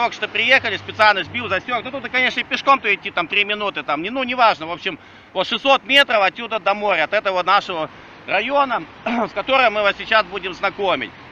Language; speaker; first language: Russian; native; Russian